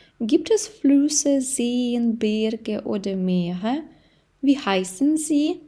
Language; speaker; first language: German; non-native, fluent; Ukrainian